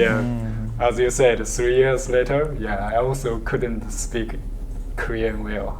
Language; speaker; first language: English; non-native, learner; Chinese